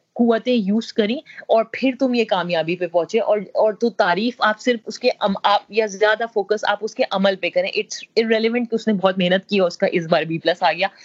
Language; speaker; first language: Urdu; native; Urdu